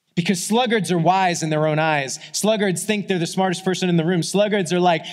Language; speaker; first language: English; native; English